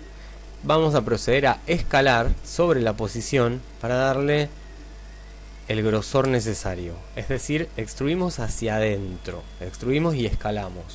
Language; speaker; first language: Spanish; native; Spanish